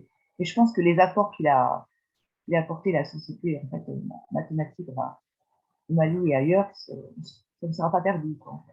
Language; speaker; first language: French; native; French